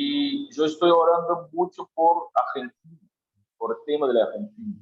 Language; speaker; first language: Spanish; non-native, learner; Portuguese